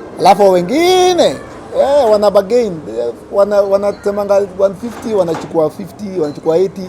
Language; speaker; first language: Swahili; native; Swahili